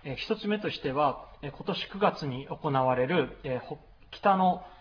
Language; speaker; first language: Japanese; native; Japanese